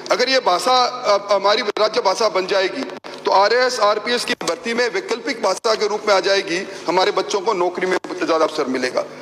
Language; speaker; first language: Hindi; native; Hindi